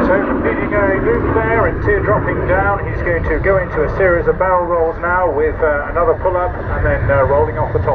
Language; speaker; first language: English; native; English